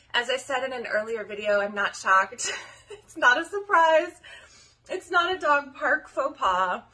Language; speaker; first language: English; native; English